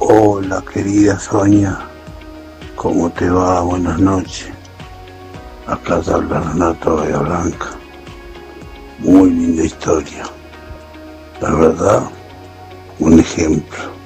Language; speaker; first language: Spanish; native; Spanish